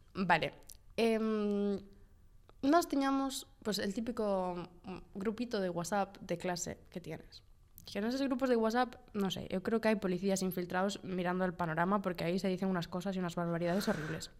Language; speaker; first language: Spanish; non-native, local second language; Galician